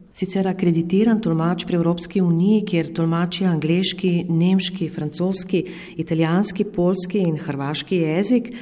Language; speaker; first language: Slovenian; native; Slovenian